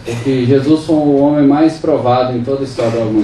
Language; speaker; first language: Portuguese; native; Portuguese